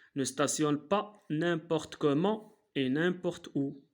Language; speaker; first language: French; non-native, local second language; Arabic